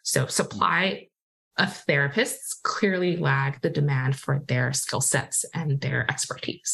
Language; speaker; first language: English; non-native, local second language; Cantonese